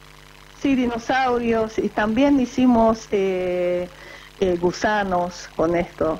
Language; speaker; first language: Spanish; non-native, fluent; Japanese